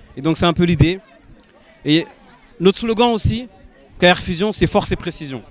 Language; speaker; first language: French; early bilingual, other home language; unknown